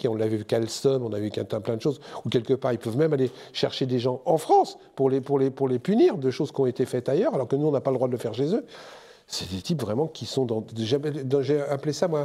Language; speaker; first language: French; native; French